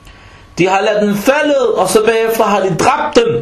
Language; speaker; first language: Danish; non-native, fluent; Arabic